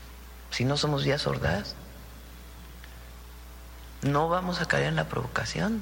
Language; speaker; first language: Spanish; native; Spanish